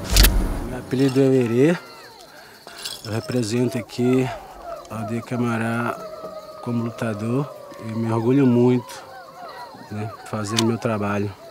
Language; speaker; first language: Portuguese; non-native, local second language; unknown